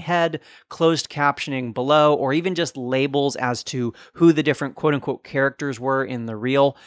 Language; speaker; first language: English; native; English